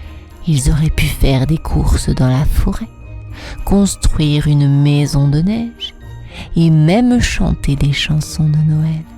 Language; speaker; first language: French; native; French